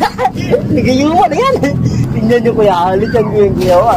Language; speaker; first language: Filipino; non-native, local second language; Cebuano